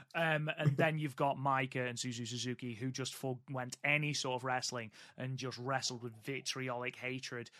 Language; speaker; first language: English; native; English